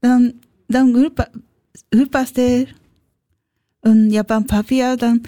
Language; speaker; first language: German; non-native, learner; Japanese